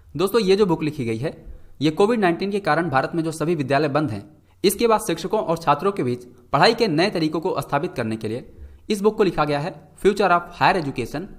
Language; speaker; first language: Hindi; native; Hindi